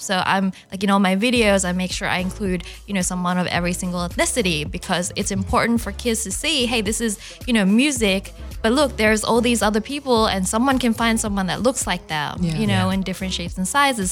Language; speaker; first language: English; non-native, local second language; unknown